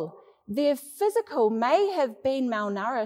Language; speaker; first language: English; native; English